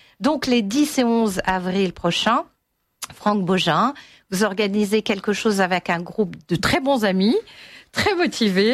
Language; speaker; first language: French; native; French